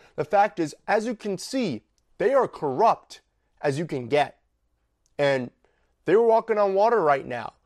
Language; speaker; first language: English; native; English